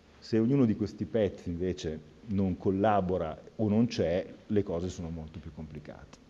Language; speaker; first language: Italian; native; Italian